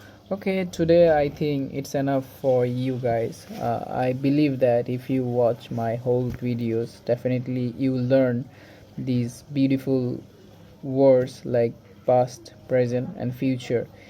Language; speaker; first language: English; non-native, local second language; Bangla